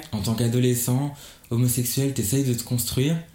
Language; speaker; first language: French; native; French